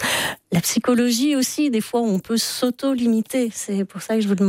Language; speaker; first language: French; native; French